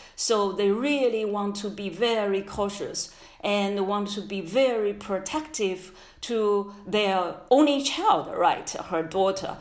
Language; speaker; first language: English; non-native, fluent; Chinese